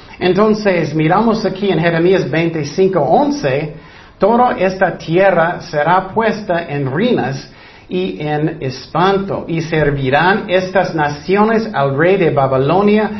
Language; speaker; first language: Spanish; non-native, fluent; English